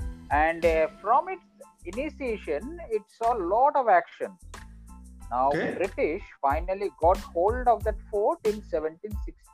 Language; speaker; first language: English; non-native, local second language; Bangla